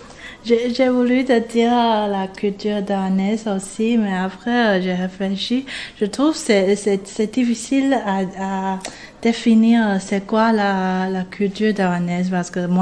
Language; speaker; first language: French; non-native, fluent; Chinese